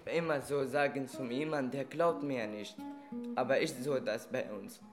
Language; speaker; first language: German; non-native, fluent; Arabic